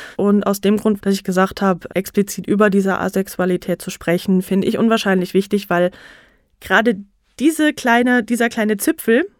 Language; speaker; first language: German; native; German